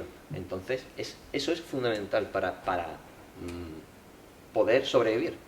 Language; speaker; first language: Spanish; native; Spanish